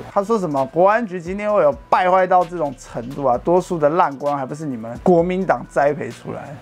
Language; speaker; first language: Chinese; native; Chinese